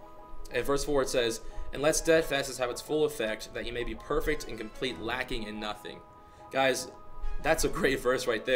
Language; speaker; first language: English; native; English